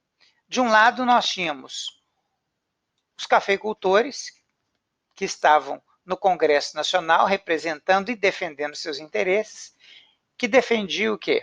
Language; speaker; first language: Portuguese; native; Portuguese